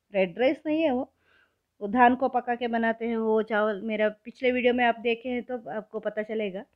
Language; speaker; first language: Hindi; non-native, local second language; Kannada